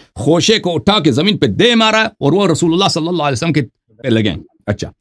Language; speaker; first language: Urdu; non-native, fluent; Persian